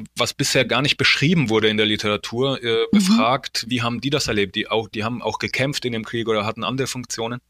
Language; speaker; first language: German; early bilingual, other home language; Polish